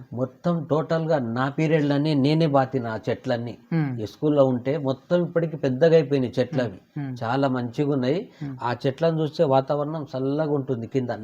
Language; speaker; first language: Telugu; non-native, local second language; Lambadi